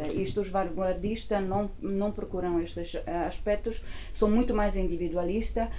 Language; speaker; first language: Portuguese; non-native, fluent; Italian